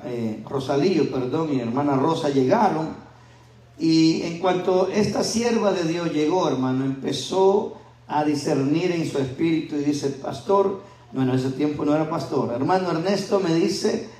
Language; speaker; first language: Spanish; native; Spanish